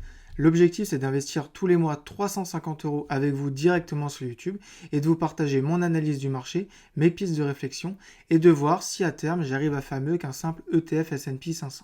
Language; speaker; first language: French; native; French